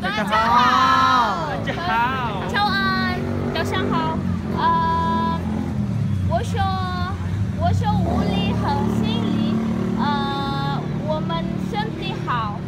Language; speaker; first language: Chinese; non-native, learner; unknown